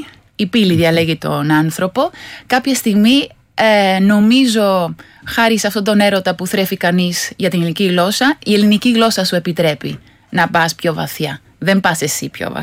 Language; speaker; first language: Greek; non-native, fluent; Spanish